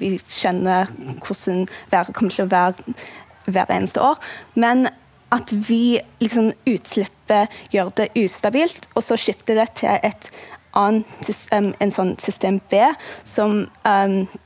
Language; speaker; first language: Norwegian; non-native, fluent; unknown